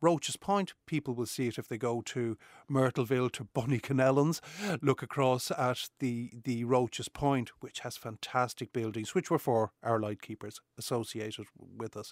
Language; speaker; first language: English; native; English